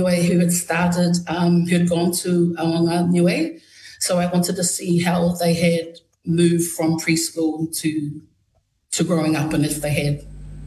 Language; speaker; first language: English; native; English